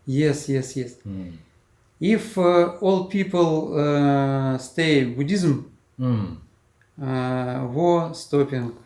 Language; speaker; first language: English; non-native, learner; Russian